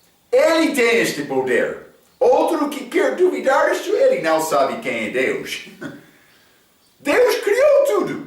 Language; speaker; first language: Portuguese; non-native, fluent; English